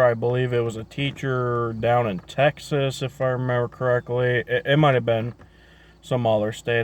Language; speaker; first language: English; native; English